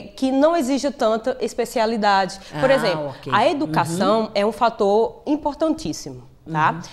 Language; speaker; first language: Portuguese; native; Portuguese